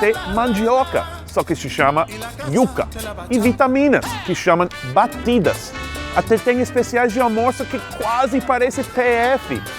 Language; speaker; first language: Portuguese; non-native, fluent; English